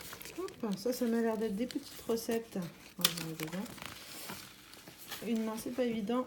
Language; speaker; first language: French; native; French